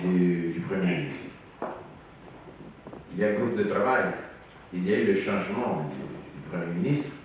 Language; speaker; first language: French; non-native, fluent; Italian